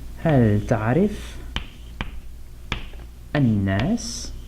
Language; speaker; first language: Arabic; non-native, fluent; English